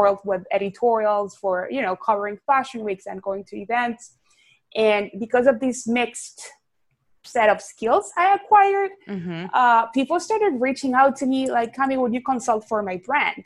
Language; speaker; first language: English; non-native, fluent; Spanish